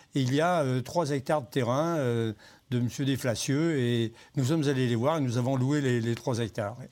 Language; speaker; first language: French; native; French